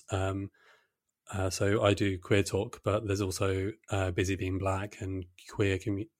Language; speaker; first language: English; native; English